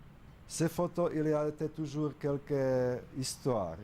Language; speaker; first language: French; non-native, fluent; Czech